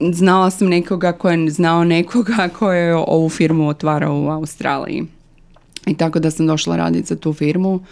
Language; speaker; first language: Croatian; early bilingual, other home language; English